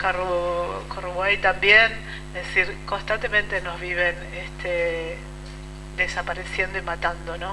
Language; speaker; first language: Spanish; native; Spanish